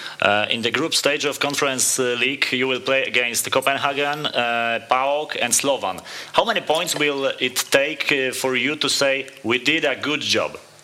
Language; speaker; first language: English; non-native, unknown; Polish